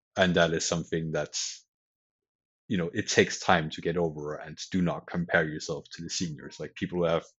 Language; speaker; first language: English; non-native, fluent; Danish